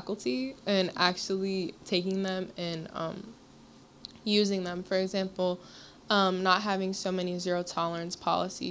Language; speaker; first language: English; native; English